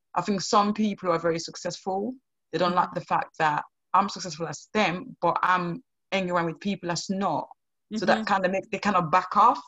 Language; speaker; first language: English; non-native, local second language; Krio